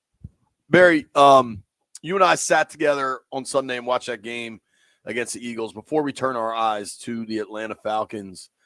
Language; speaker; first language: English; native; English